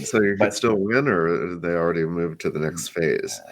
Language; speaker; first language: English; native; English